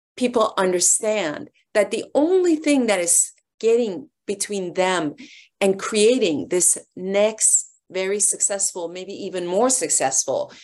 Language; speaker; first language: English; early bilingual, other home language; Persian